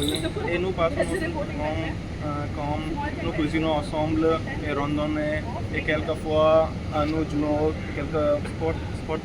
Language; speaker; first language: French; non-native, learner; Nepali